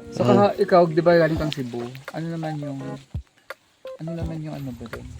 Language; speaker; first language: Filipino; non-native, local second language; Cebuano